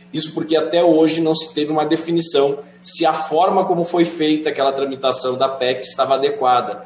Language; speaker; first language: Portuguese; native; Portuguese